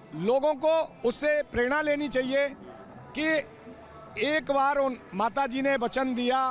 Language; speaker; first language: Hindi; native; Hindi